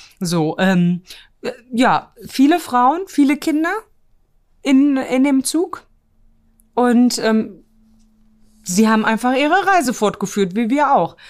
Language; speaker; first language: German; early bilingual, other home language; Polish